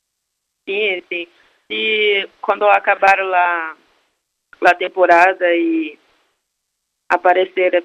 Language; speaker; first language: Spanish; non-native, learner; Portuguese